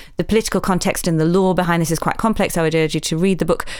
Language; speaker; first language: English; native; English